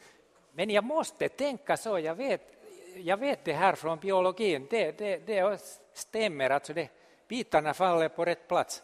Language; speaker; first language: Swedish; non-native, local second language; Finnish